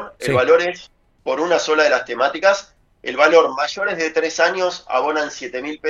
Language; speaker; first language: Spanish; native; Spanish